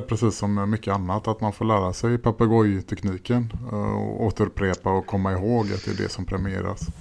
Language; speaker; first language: Swedish; native; Swedish